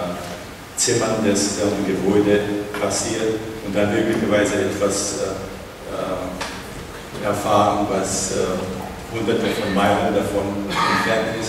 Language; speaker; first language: German; non-native, fluent; Czech